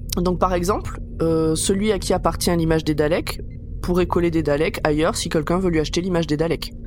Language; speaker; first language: French; native; French